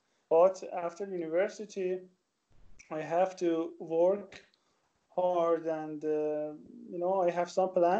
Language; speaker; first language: English; non-native, learner; Persian